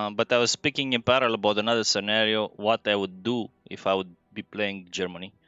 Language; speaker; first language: English; non-native, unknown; Romanian